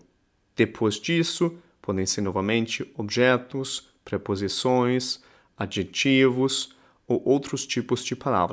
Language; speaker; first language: Portuguese; non-native, fluent; German